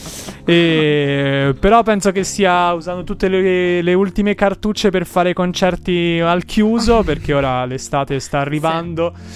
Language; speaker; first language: Italian; native; Italian